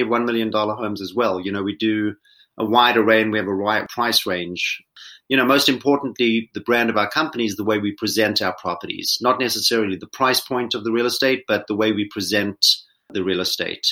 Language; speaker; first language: English; native; English